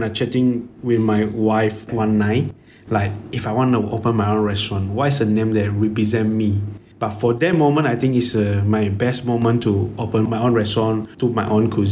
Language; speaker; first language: English; non-native, local second language; Chinese